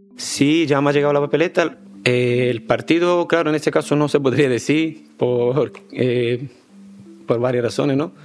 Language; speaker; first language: Spanish; early bilingual, other home language; Albanian